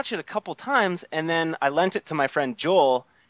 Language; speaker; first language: English; native; English